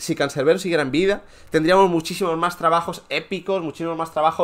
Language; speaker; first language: Spanish; native; Spanish